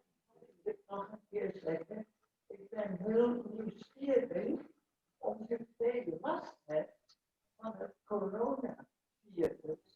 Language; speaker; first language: Dutch; non-native, fluent; Indonesian